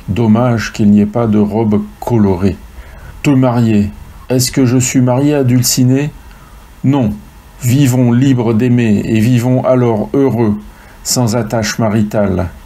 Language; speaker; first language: French; native; French